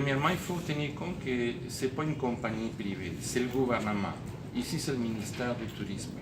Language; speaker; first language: French; native; French